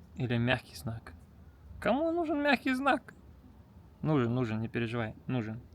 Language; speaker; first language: Russian; early bilingual, heritage; Russian